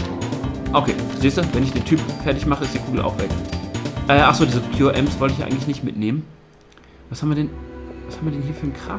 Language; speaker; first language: German; native; German